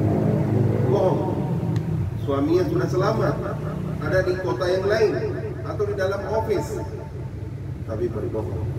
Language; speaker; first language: Indonesian; non-native, fluent; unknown